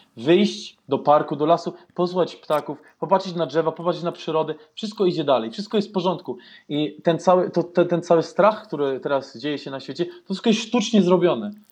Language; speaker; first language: Polish; early bilingual, heritage; Polish